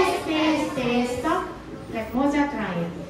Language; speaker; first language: English; non-native, fluent; Indonesian